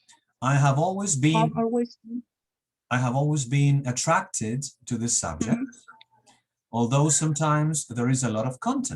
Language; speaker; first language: English; non-native, fluent; Spanish